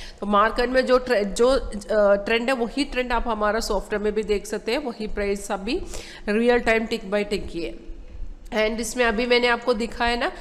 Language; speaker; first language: Hindi; non-native, local second language; Malayalam